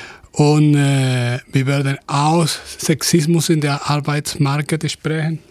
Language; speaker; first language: German; non-native, fluent; Spanish